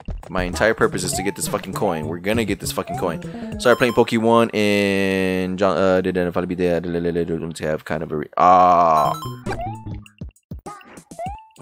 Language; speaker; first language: English; early bilingual, other home language; Spanish